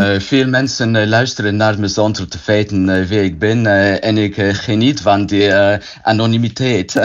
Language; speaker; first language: Dutch; non-native, learner; English